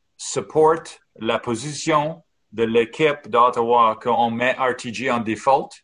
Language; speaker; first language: French; non-native, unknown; English